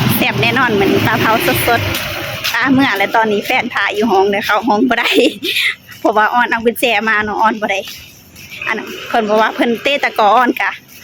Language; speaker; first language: Thai; native; Thai